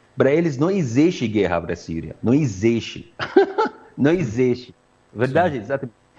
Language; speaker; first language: Portuguese; non-native, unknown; Arabic